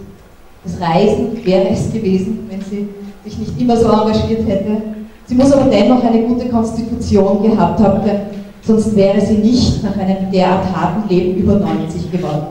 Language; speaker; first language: German; native; German